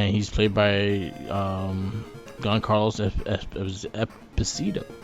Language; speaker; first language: English; native; English